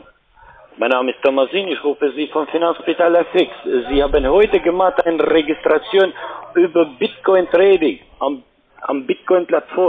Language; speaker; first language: German; non-native, learner; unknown